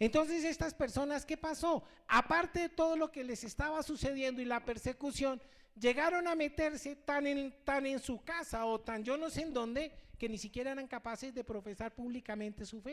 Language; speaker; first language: Spanish; native; Spanish